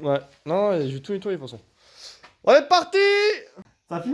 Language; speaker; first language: French; native; French